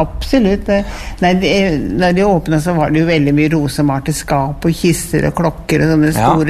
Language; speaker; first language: Norwegian; native; Norwegian